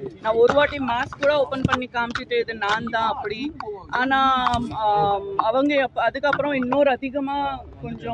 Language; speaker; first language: Tamil; non-native, local second language; Gujarati